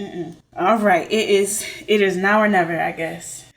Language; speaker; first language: English; native; English